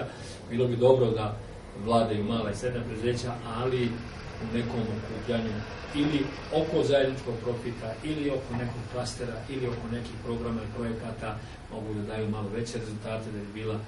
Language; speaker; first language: Serbian; native; Serbian